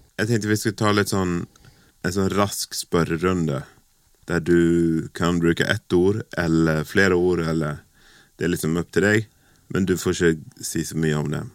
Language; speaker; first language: Norwegian; native; Norwegian